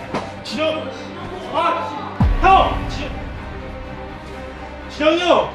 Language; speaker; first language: Korean; native; Korean